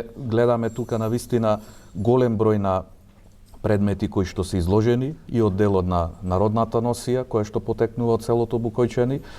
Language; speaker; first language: Macedonian; native; Macedonian